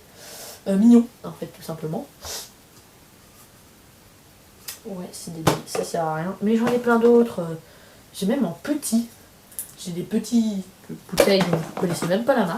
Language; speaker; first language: French; native; French